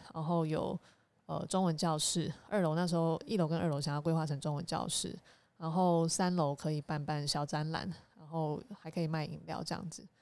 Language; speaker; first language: Chinese; native; Chinese